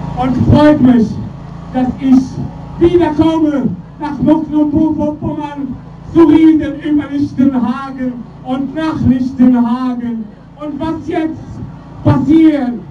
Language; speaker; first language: German; non-native, learner; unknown